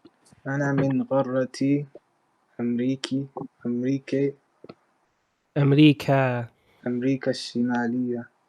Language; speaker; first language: Arabic; non-native, learner; English